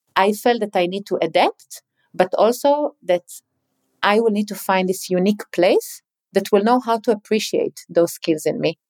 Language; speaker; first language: English; non-native, fluent; Hebrew